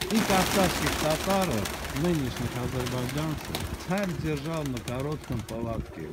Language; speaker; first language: Russian; non-native, local second language; Armenian